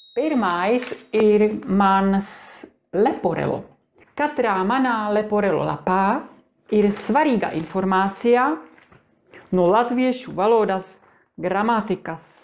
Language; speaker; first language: Latvian; non-native, learner; Czech